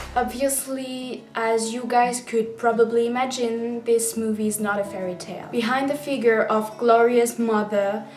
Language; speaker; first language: English; non-native, fluent; French